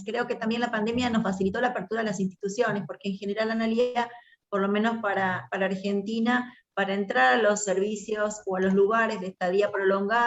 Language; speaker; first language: Spanish; native; Spanish